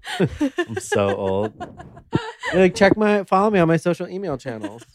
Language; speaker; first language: English; native; English